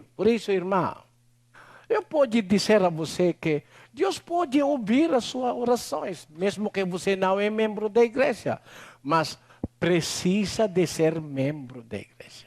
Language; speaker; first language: Portuguese; non-native, learner; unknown